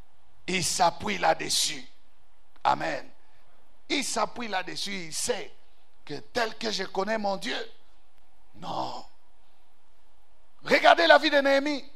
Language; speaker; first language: French; non-native, local second language; Swahili